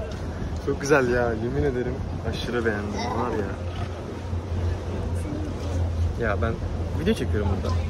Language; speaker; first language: Turkish; native; Turkish